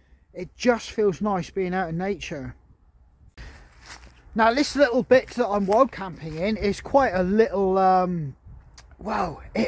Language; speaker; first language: English; native; English